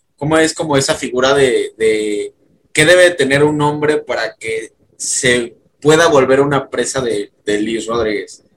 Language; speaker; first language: Spanish; native; Spanish